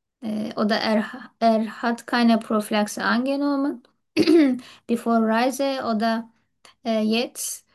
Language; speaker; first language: German; non-native, learner; Turkish